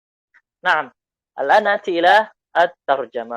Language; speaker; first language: Arabic; non-native, fluent; Indonesian